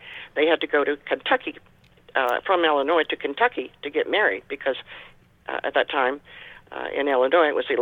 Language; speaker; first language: English; native; English